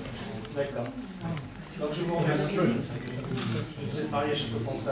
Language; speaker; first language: French; native; French